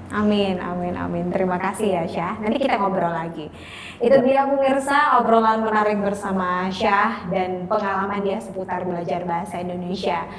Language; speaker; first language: Indonesian; non-native, local second language; Javanese